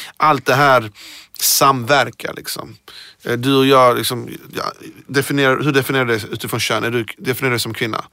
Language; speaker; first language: Swedish; early bilingual, other home language; Persian